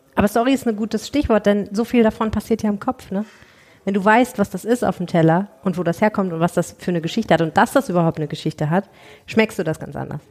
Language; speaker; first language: German; native; German